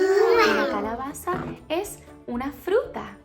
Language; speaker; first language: Spanish; non-native, fluent; English